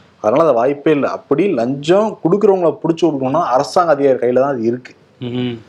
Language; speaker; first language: Tamil; native; Tamil